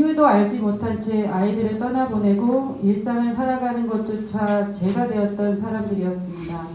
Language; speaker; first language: Korean; native; Korean